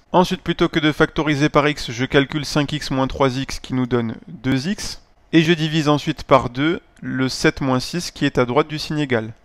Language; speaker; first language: French; native; French